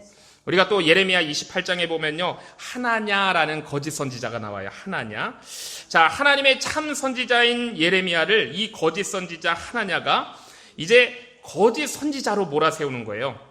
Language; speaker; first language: Korean; native; Korean